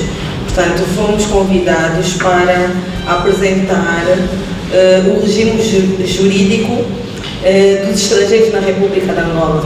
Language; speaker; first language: Portuguese; native; Portuguese